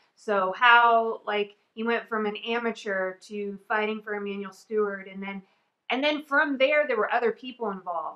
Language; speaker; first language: English; native; English